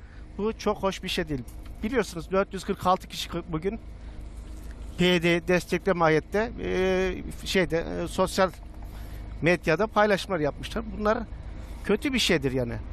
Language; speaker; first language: Turkish; native; Turkish